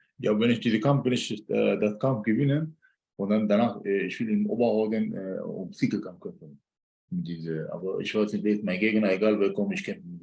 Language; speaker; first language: German; non-native, learner; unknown